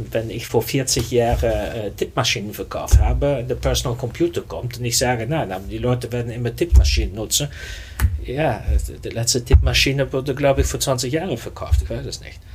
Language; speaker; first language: German; non-native, fluent; Dutch